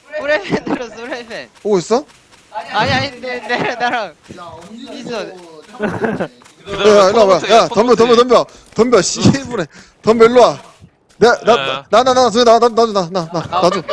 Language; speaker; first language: Korean; native; Korean